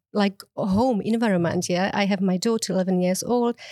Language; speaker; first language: English; non-native, fluent; Czech